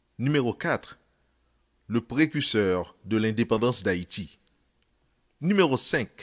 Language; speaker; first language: French; non-native, local second language; Haitian Creole